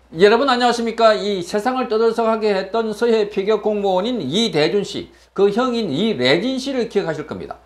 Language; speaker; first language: Korean; native; Korean